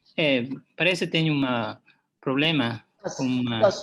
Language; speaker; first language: Portuguese; non-native, local second language; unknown